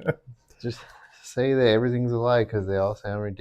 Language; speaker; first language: English; native; English